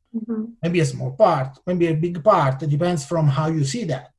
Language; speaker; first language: English; non-native, fluent; Italian